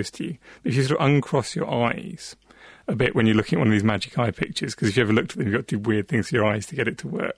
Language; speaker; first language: English; native; English